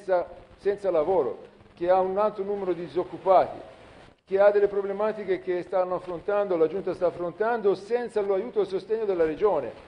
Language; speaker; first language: Italian; native; Italian